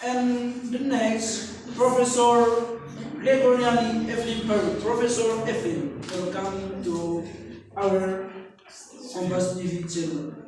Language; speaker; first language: English; non-native, learner; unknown